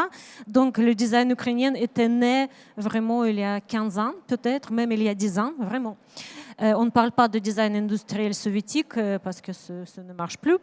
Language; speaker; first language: French; non-native, learner; Ukrainian